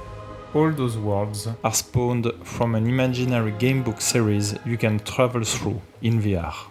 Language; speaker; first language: English; non-native, fluent; French